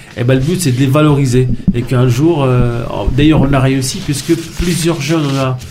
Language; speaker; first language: French; non-native, local second language; Arabic